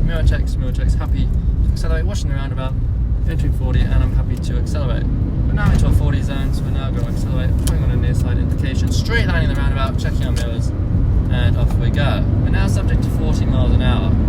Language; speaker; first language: English; native; English